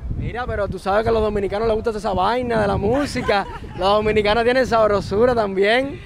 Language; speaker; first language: Spanish; native; Spanish